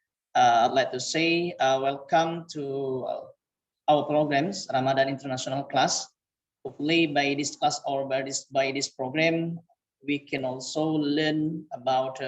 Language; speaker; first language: English; non-native, fluent; Indonesian